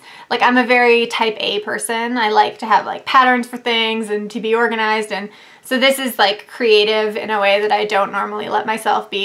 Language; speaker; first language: English; native; English